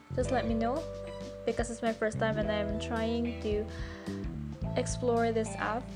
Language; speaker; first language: English; non-native, local second language; Cebuano